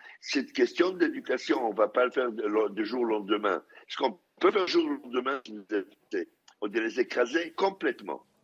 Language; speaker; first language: French; non-native, fluent; Hebrew